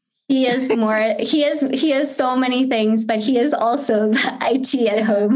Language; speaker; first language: English; early bilingual, other home language; Spanish